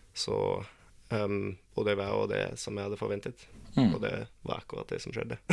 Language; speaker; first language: Norwegian; non-native, learner; German